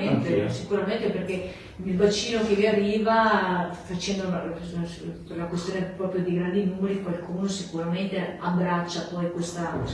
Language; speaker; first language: Italian; native; Italian